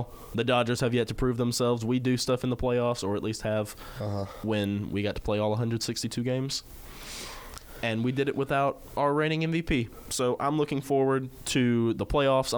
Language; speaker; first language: English; native; English